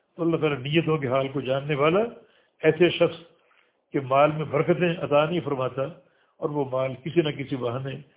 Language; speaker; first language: Urdu; native; Urdu